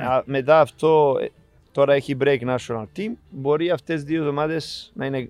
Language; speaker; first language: Greek; non-native, learner; Serbian